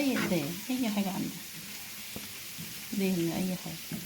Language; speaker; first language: Arabic; native; Arabic